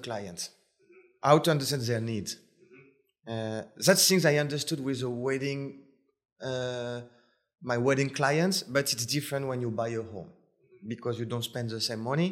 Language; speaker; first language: English; non-native, fluent; French